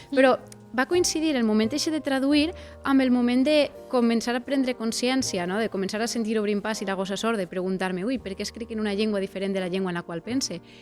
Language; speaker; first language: Catalan; native; Catalan